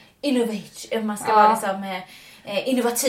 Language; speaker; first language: Swedish; native; Swedish